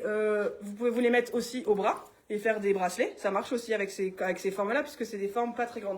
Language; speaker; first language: French; native; French